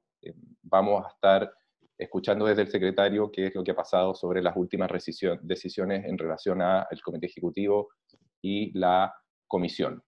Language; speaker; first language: Spanish; native; Spanish